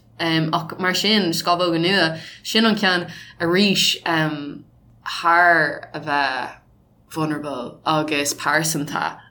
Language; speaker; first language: Irish; non-native, local second language; English